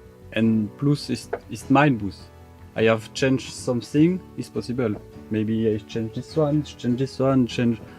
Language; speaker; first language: English; non-native, learner; French